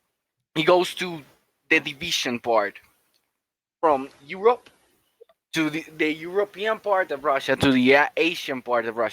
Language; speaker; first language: English; non-native, fluent; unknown